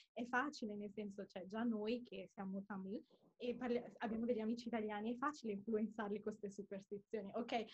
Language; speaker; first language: Italian; early bilingual, other home language; Tamil